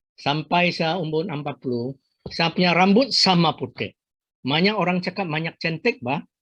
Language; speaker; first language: Malay; non-native, local second language; Chinese